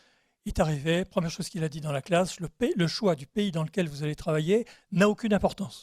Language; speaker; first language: French; native; French